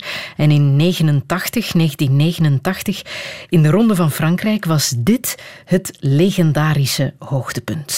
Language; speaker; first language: Dutch; native; Dutch